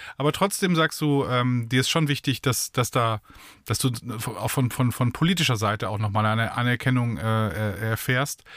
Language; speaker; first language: German; native; German